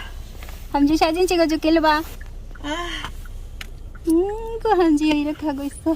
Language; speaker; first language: Korean; non-native, fluent; Bangla